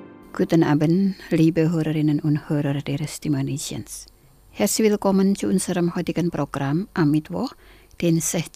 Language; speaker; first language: German; non-native, fluent; Indonesian